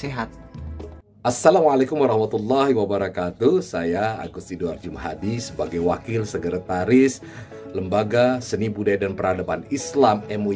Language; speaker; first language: Indonesian; native; Indonesian